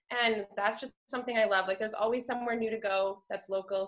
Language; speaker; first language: English; native; English